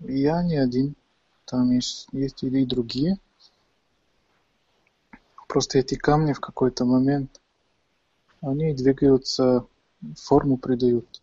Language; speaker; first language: Russian; non-native, fluent; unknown